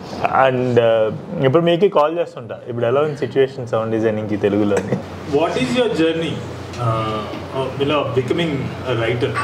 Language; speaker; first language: Telugu; native; Telugu